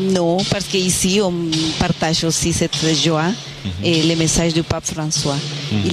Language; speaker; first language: French; non-native, fluent; Spanish